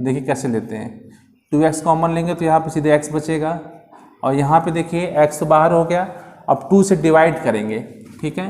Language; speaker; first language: Hindi; native; Hindi